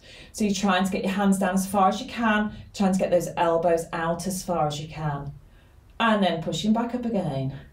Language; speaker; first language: English; native; English